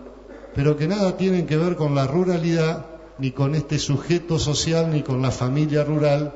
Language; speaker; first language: Spanish; native; Spanish